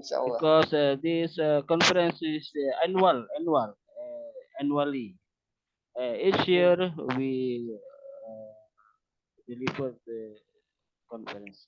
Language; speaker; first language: English; non-native, learner; Indonesian